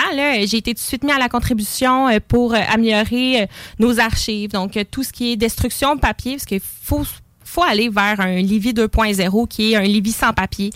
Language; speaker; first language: French; native; French